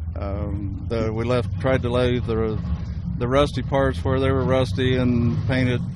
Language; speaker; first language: English; native; English